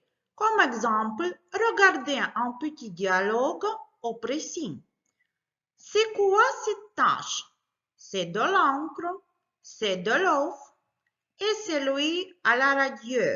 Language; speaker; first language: French; non-native, fluent; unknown